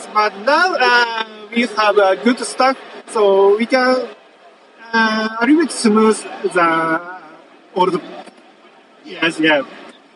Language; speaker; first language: English; non-native, learner; Japanese